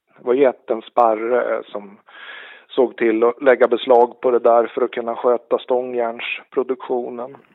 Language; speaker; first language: Swedish; native; Swedish